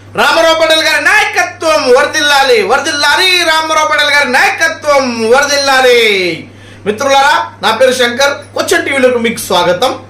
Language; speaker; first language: Telugu; non-native, local second language; Marathi